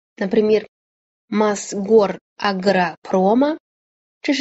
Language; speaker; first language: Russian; non-native, fluent; Chinese